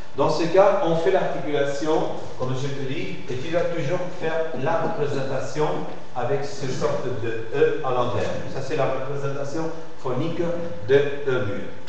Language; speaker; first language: French; non-native, fluent; Spanish